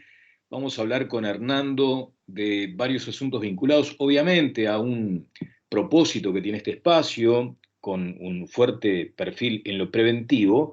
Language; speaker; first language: Spanish; native; Spanish